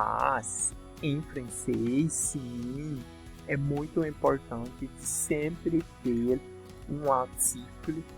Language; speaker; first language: Portuguese; non-native, fluent; French